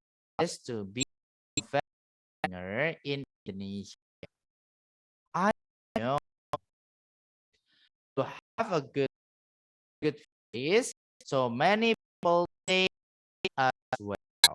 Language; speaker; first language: English; non-native, local second language; Indonesian